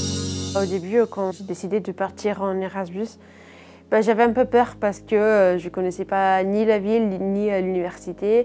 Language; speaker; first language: French; non-native, fluent; Italian